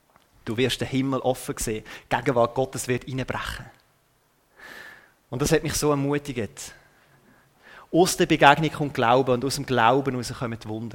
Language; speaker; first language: German; native; German